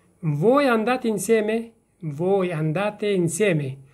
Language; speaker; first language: Italian; non-native, fluent; Persian